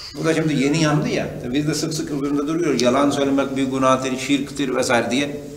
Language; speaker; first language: Turkish; non-native, fluent; Urdu